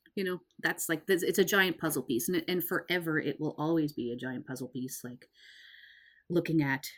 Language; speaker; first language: English; native; English